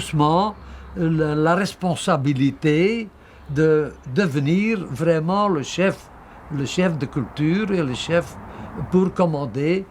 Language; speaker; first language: French; non-native, local second language; Dutch